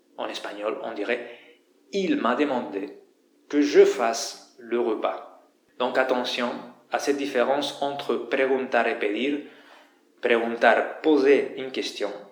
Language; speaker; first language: French; non-native, fluent; Spanish